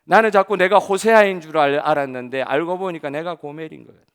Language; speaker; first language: Korean; native; Korean